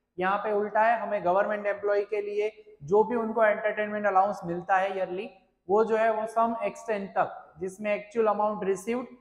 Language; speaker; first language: Hindi; non-native, local second language; Gujarati